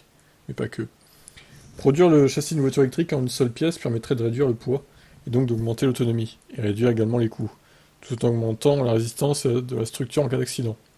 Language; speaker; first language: French; native; French